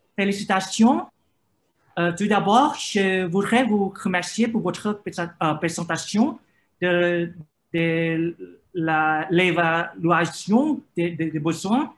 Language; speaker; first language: French; non-native, fluent; Thai